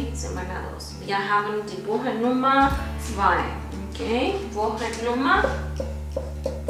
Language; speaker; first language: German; non-native, fluent; Spanish